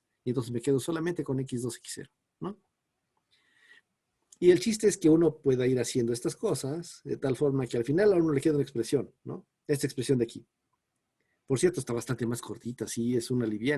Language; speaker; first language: Spanish; native; Spanish